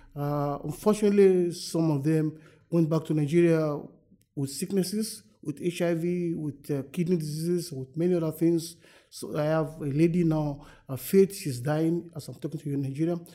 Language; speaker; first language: English; non-native, local second language; Yoruba